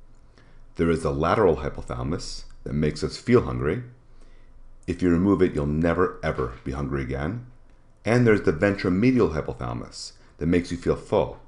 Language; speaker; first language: English; native; English